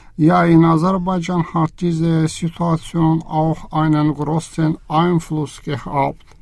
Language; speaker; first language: German; non-native, learner; Azerbaijani